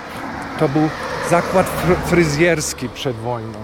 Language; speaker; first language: Polish; non-native, fluent; German